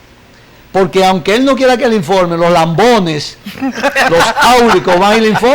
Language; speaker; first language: Spanish; native; Spanish